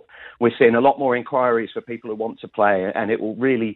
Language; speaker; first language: English; native; English